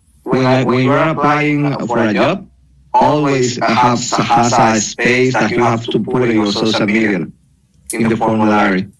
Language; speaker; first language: English; non-native, learner; Spanish